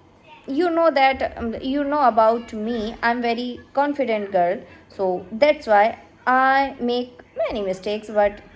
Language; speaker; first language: English; non-native, learner; Hindi